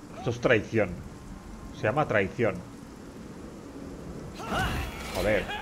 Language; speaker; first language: Spanish; native; Spanish